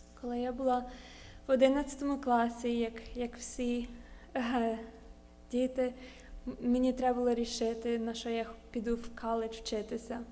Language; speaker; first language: Ukrainian; early bilingual, heritage; Ukrainian